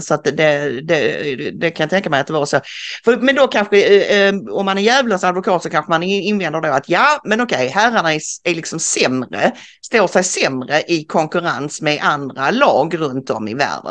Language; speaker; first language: Swedish; native; Swedish